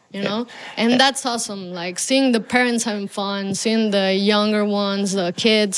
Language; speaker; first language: English; non-native, fluent; Spanish